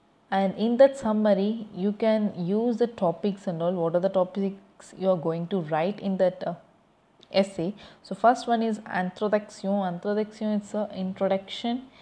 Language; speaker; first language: English; non-native, local second language; Tamil